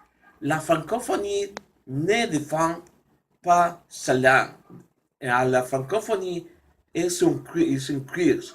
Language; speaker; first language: French; non-native, learner; Spanish